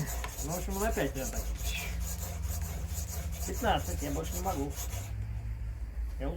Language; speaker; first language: Russian; native; Russian